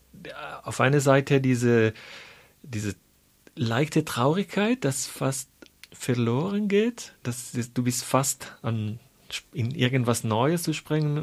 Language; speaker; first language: German; non-native, fluent; Italian